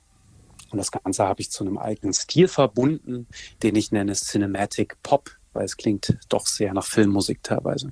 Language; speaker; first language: German; native; German